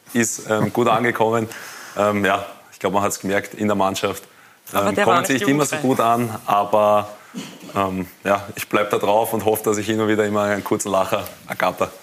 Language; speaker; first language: German; native; German